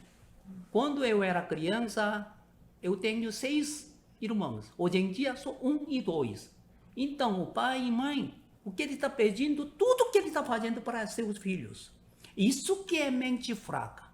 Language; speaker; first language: Portuguese; non-native, learner; Korean